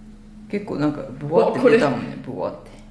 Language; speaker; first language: Japanese; native; Japanese